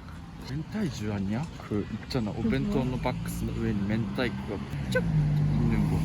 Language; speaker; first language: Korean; non-native, learner; Japanese